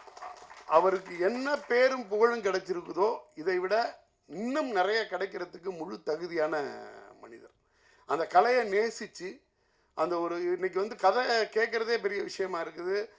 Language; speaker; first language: Tamil; native; Tamil